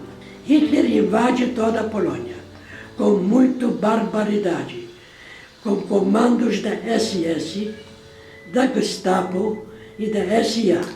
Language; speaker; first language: Portuguese; non-native, fluent; Polish